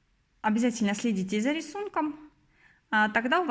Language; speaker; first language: Russian; native; Russian